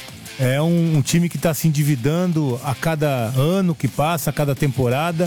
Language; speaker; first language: Portuguese; native; Portuguese